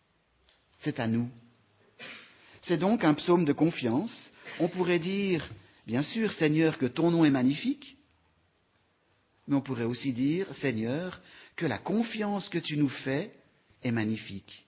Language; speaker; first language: French; native; French